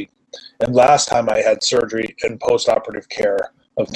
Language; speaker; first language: English; native; English